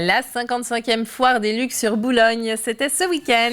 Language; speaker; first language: French; native; French